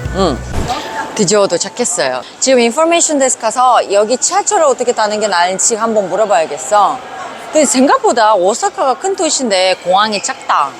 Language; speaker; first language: Korean; non-native, fluent; Uzbek